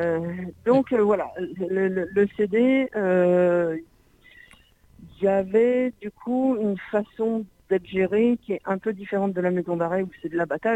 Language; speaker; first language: French; native; French